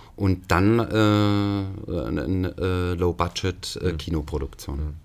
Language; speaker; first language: German; native; German